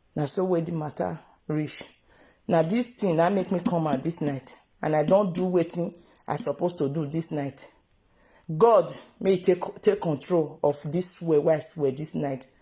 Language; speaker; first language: Nigerian Pidgin; non-native, local second language; Yoruba